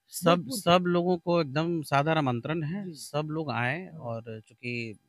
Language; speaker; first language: Hindi; native; Hindi